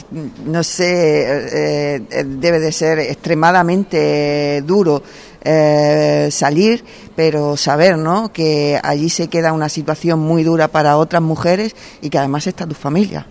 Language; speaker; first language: Spanish; native; Spanish